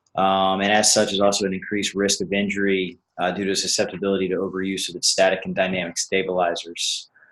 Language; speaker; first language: English; native; English